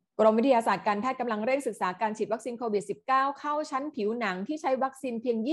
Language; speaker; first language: Thai; native; Thai